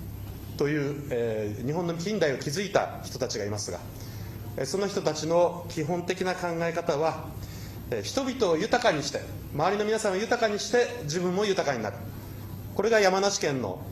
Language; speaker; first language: Japanese; native; Japanese